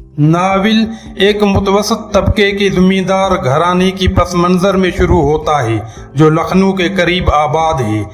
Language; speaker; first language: Urdu; non-native, local second language; Sindhi